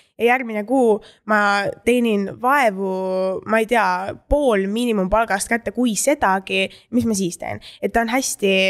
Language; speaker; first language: Estonian; native; Estonian